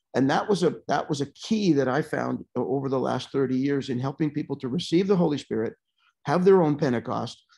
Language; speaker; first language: English; native; English